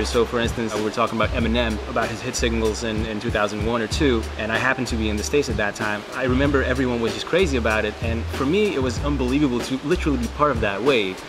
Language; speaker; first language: English; early bilingual, other home language; Slovak